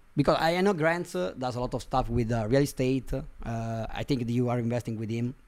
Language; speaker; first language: English; non-native, fluent; Italian